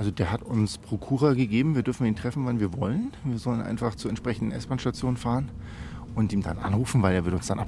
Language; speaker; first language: German; native; German